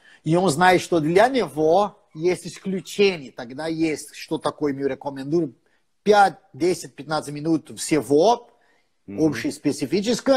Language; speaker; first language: Russian; non-native, fluent; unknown